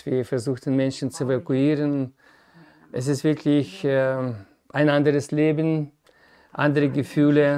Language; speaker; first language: German; non-native, fluent; Ukrainian